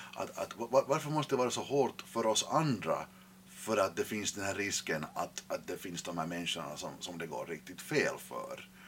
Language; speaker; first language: Swedish; native; Swedish